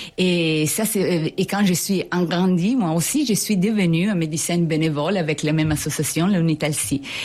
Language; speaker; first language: French; non-native, fluent; Italian